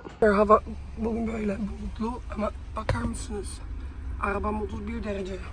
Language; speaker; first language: Turkish; early bilingual, heritage; Turkish